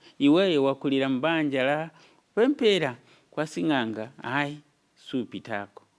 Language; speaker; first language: Nyanja; non-native, fluent; Nyankole